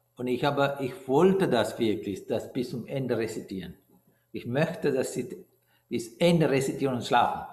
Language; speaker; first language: German; non-native, learner; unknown